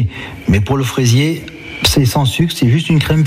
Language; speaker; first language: French; native; French